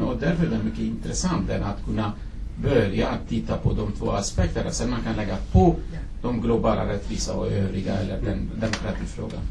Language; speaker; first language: Swedish; non-native, fluent; Kurdish